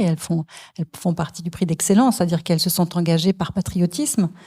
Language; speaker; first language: French; native; French